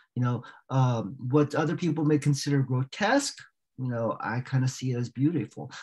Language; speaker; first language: English; native; English